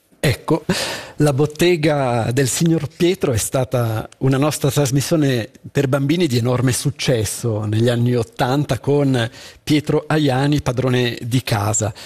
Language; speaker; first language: Italian; native; Italian